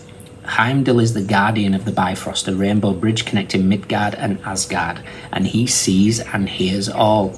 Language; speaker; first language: English; native; English